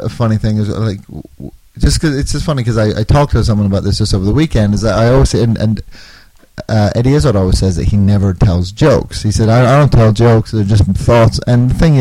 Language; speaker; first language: English; native; English